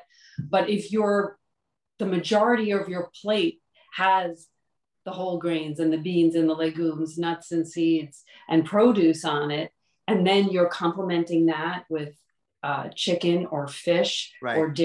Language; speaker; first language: English; native; English